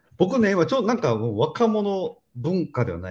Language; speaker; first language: Japanese; native; Japanese